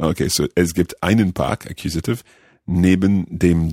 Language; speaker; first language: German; non-native, learner; English